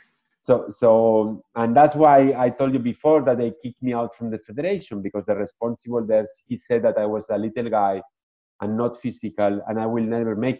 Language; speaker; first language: English; non-native, fluent; Spanish